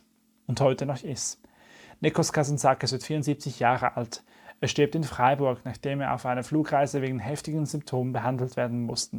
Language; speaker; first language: German; native; German